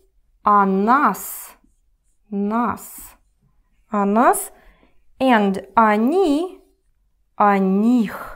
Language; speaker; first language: Russian; non-native, learner; English